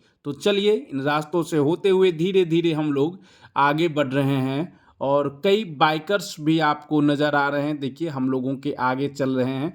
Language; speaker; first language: Hindi; native; Hindi